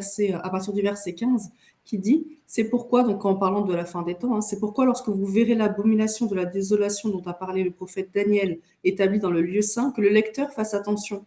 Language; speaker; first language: French; native; French